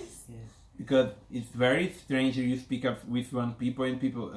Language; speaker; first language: English; non-native, learner; Portuguese